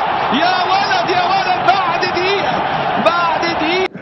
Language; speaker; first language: Arabic; native; Arabic